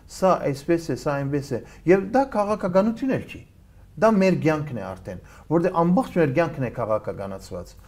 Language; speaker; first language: Armenian; early bilingual, heritage; Armenian